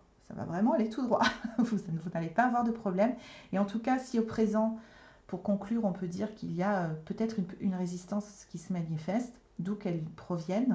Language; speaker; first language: French; native; French